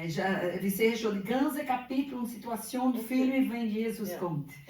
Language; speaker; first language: German; non-native, learner; Portuguese